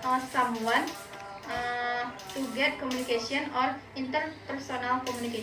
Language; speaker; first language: English; non-native, learner; Indonesian